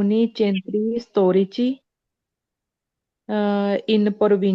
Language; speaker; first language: Italian; non-native, learner; Punjabi